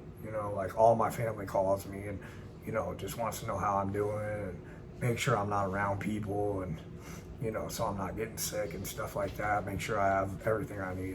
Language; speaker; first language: English; native; English